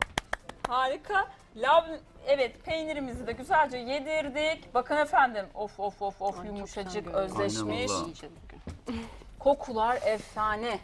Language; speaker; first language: Turkish; native; Turkish